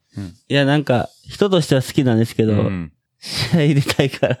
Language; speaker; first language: Japanese; native; Japanese